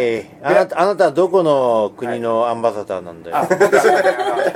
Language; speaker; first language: Japanese; native; Japanese